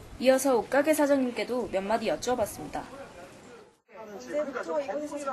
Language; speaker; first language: Korean; native; Korean